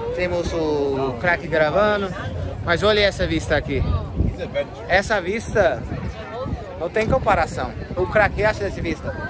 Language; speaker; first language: Portuguese; non-native, fluent; English